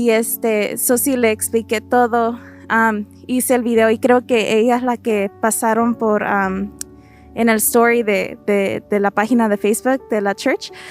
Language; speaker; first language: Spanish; early bilingual, heritage; Spanish